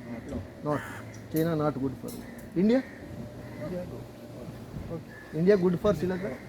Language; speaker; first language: English; non-native, learner; Telugu